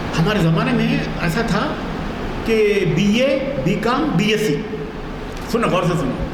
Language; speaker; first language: Urdu; native; Urdu